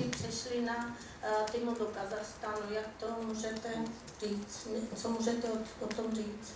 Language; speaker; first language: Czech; non-native, fluent; Armenian